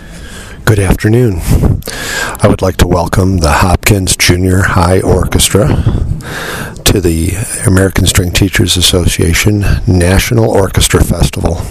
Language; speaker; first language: English; native; English